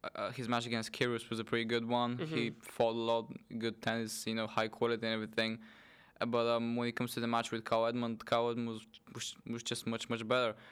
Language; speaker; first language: English; non-native, fluent; Bulgarian